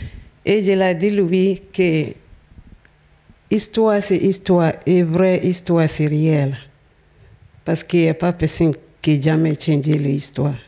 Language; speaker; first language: French; non-native, learner; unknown